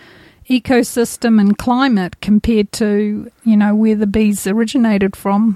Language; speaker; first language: English; native; English